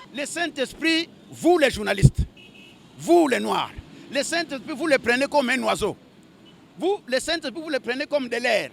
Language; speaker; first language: French; non-native, local second language; Lingala